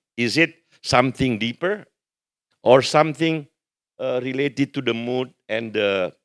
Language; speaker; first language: English; non-native, fluent; Indonesian